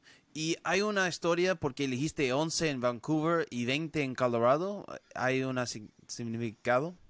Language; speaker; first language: Spanish; early bilingual, heritage; Spanish